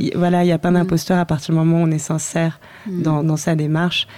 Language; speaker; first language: French; native; French